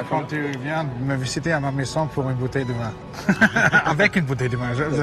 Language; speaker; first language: French; non-native, fluent; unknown